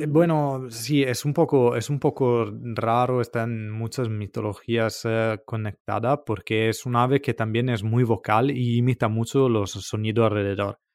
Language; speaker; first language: Spanish; non-native, fluent; Italian